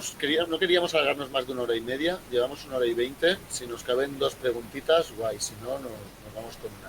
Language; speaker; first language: Spanish; native; Spanish